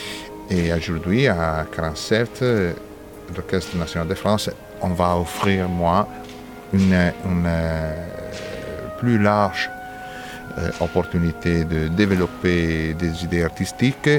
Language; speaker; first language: French; non-native, fluent; Italian